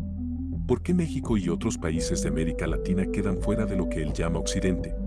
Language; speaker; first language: Spanish; native; Spanish